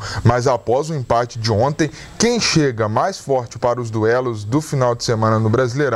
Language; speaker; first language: Portuguese; native; Portuguese